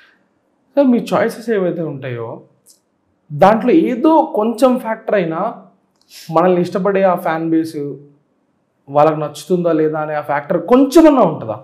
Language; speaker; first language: Telugu; native; Telugu